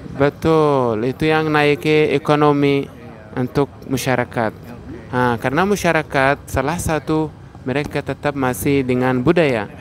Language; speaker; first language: Indonesian; non-native, learner; Arabic